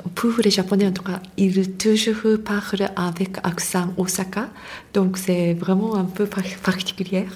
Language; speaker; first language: French; non-native, fluent; Japanese